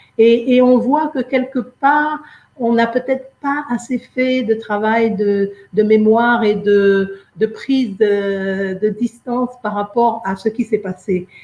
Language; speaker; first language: French; native; French